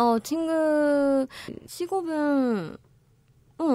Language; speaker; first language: Korean; non-native, learner; Japanese